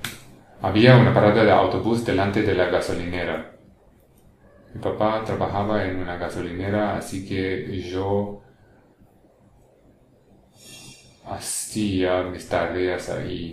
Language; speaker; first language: Spanish; non-native, learner; English